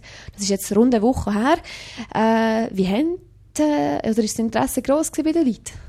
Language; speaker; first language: German; native; German